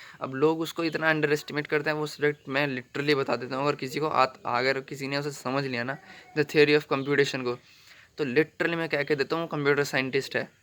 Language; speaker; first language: Hindi; native; Hindi